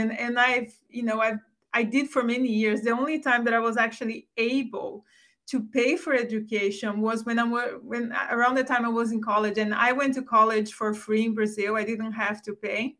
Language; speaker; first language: English; non-native, fluent; Portuguese